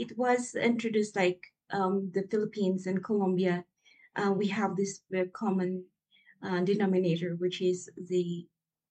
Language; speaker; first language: English; non-native, local second language; Cebuano